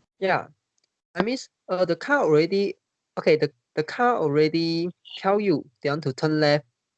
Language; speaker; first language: English; non-native, learner; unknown